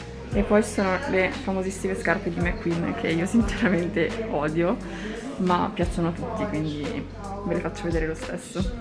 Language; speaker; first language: Italian; native; Italian